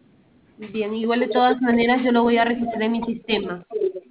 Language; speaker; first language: Spanish; native; Spanish